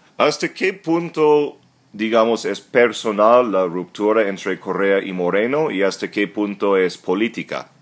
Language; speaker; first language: Spanish; non-native, fluent; English